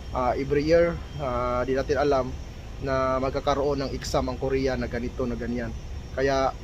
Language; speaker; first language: Filipino; non-native, local second language; Cebuano